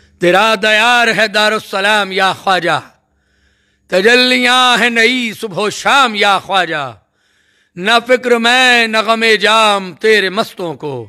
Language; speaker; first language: Urdu; native; Urdu